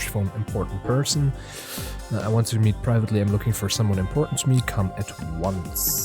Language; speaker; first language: English; non-native, fluent; German